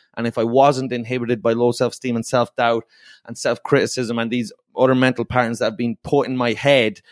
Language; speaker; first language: English; native; English